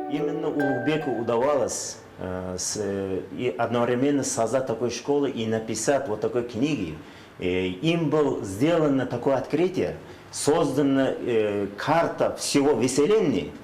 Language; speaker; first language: Russian; non-native, local second language; Uzbek